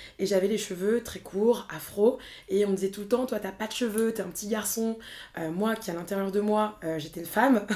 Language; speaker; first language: French; native; French